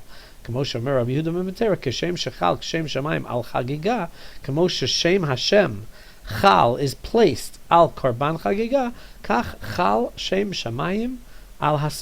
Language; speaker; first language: Hebrew; non-native, fluent; English